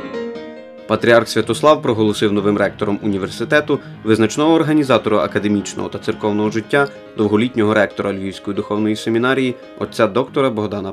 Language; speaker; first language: Ukrainian; native; Ukrainian